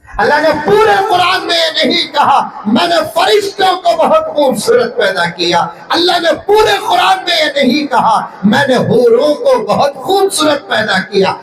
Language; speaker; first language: Urdu; native; Urdu